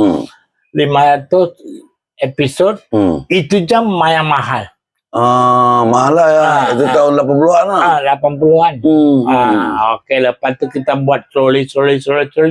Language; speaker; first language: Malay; non-native, local second language; Tamil